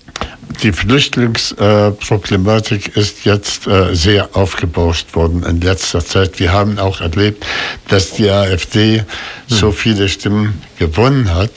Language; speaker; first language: German; non-native, fluent; Arabic